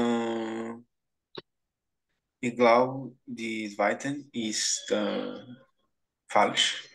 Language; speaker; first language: German; non-native, learner; Portuguese